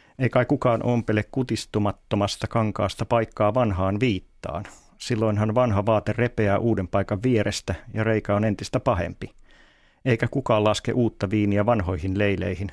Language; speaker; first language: Finnish; native; Finnish